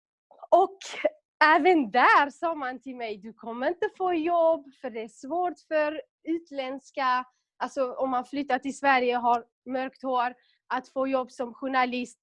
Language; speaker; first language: Swedish; non-native, local second language; Kurdish